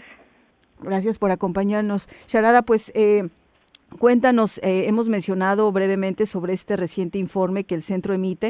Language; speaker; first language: Spanish; native; Spanish